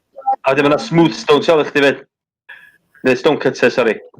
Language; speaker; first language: Welsh; native; Welsh